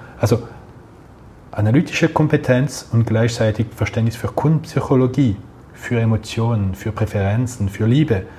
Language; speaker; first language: German; non-native, local second language; French